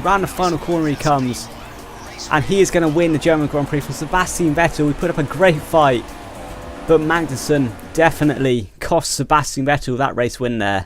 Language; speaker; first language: English; native; English